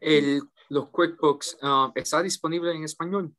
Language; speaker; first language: Spanish; early bilingual, heritage; English